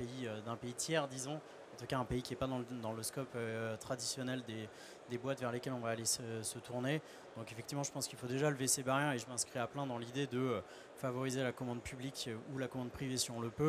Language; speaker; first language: French; native; French